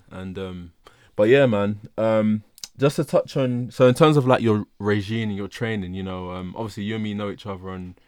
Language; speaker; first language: English; early bilingual, other home language; Yoruba